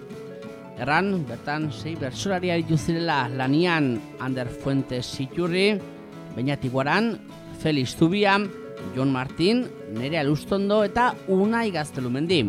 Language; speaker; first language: Basque; native; Basque